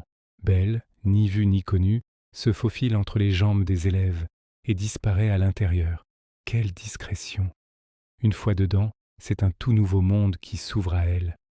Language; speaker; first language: French; native; French